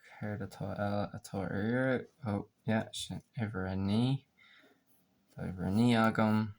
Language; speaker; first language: Irish; native; Irish